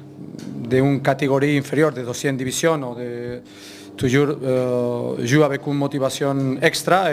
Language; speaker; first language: French; non-native, fluent; Spanish